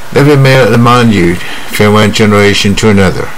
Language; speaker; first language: English; non-native, fluent; Chinese